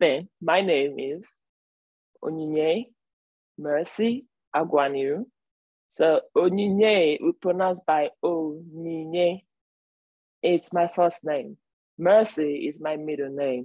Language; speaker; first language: English; non-native, local second language; Igbo